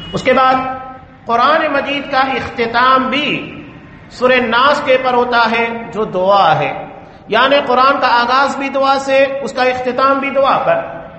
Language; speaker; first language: Urdu; native; Urdu